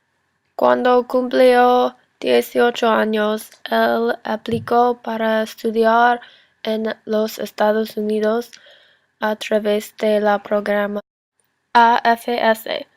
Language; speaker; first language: Spanish; non-native, learner; English